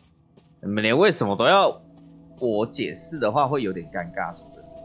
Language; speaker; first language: Chinese; native; Chinese